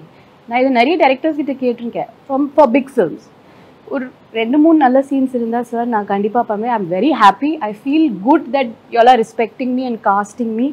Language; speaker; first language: Tamil; non-native, fluent; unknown